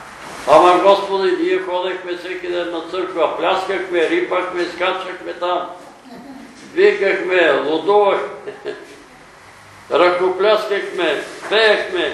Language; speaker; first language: Bulgarian; native; Bulgarian